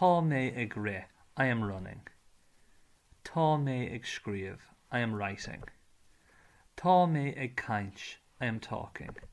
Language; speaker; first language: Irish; non-native, local second language; English